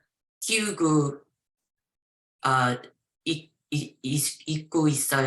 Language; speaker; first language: Korean; early bilingual, heritage; Korean